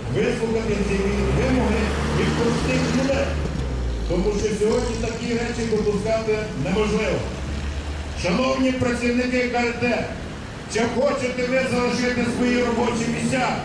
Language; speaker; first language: Ukrainian; native; Ukrainian